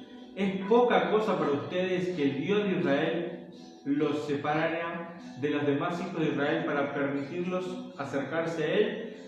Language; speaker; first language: Spanish; native; Spanish